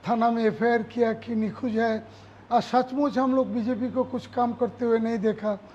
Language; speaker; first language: Hindi; non-native, local second language; Bangla